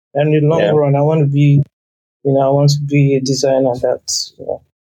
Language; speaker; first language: English; non-native, local second language; Yoruba